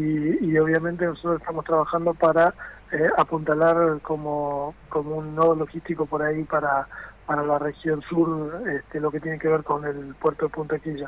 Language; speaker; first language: Spanish; native; Spanish